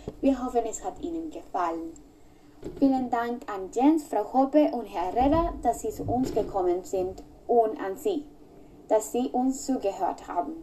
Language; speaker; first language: German; non-native, learner; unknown